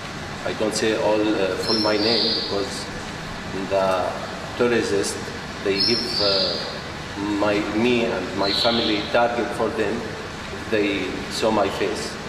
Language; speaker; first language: English; non-native, learner; Arabic